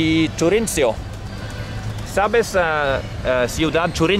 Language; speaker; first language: Spanish; non-native, learner; Norwegian